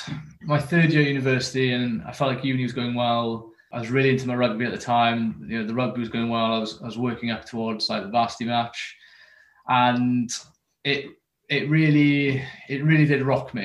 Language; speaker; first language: English; native; English